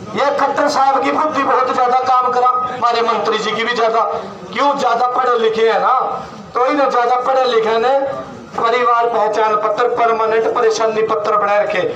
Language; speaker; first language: Hindi; native; Hindi